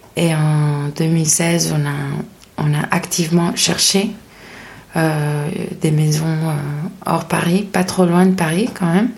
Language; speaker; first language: French; non-native, fluent; Spanish